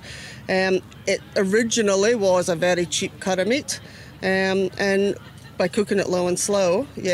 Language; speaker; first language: English; native; English